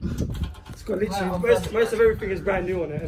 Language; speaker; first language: English; native; English